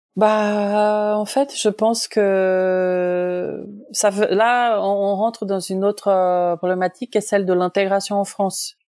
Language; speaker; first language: French; non-native, fluent; Portuguese